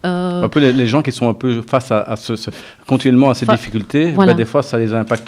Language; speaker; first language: French; native; French